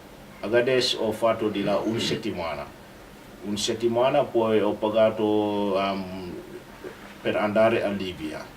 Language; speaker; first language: Italian; non-native, learner; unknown